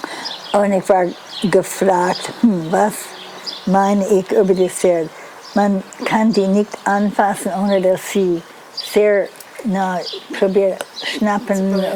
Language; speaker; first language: German; non-native, learner; English